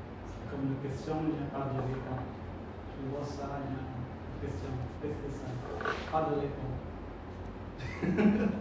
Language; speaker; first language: French; non-native, learner; Khmer